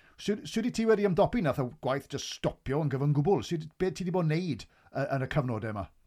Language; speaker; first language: Welsh; native; Welsh